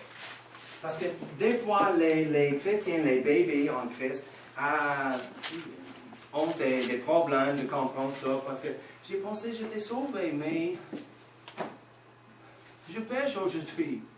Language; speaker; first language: French; non-native, fluent; English